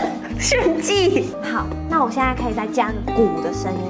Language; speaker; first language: Chinese; native; Chinese